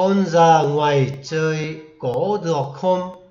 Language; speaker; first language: Vietnamese; non-native, fluent; Korean